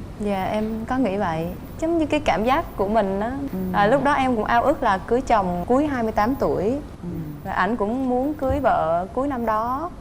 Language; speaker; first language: Vietnamese; native; Vietnamese